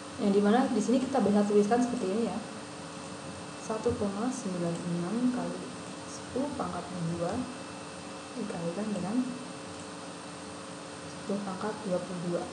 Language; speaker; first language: Indonesian; native; Indonesian